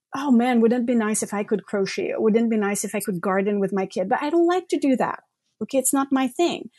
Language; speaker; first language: English; non-native, fluent; French